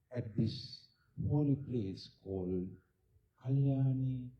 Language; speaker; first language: English; non-native, local second language; Sinhala